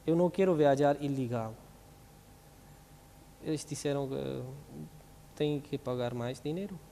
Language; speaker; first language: Portuguese; non-native, learner; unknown